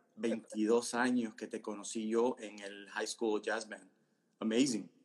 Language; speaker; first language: Spanish; early bilingual, heritage; Spanish